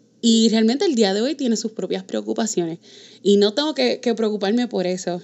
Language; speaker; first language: Spanish; early bilingual, heritage; Spanish